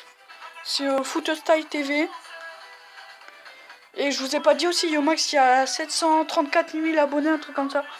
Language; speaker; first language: French; native; French